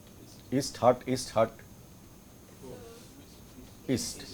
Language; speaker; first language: German; non-native, fluent; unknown